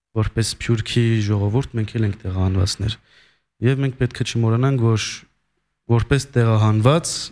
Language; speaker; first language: Armenian; early bilingual, heritage; Armenian